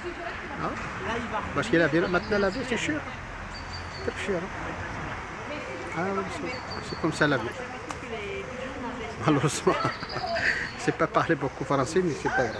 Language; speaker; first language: French; non-native, learner; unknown